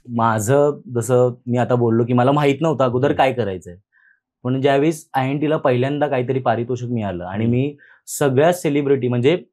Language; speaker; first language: Marathi; native; Marathi